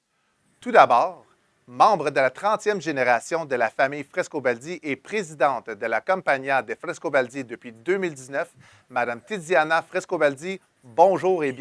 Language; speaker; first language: French; native; French